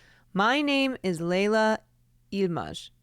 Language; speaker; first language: Turkish; non-native, learner; English